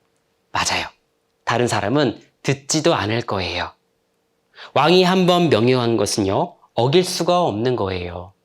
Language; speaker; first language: Korean; native; Korean